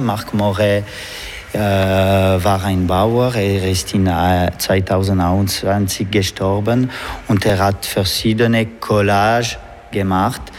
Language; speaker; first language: German; non-native, local second language; French